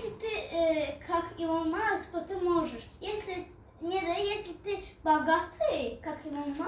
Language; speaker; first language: Russian; non-native, local second language; Azerbaijani